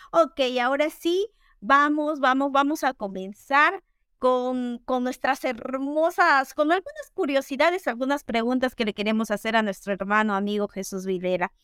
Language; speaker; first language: Spanish; native; Spanish